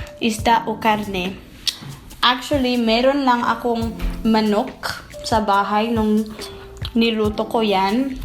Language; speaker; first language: Filipino; non-native, fluent; English